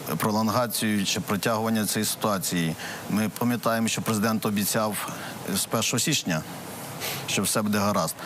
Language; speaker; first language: Ukrainian; native; Ukrainian